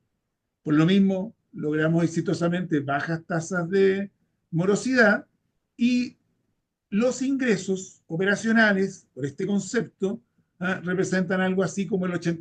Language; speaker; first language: Spanish; native; Spanish